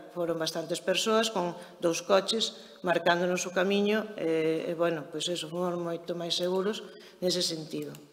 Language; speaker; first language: Galician; native; Galician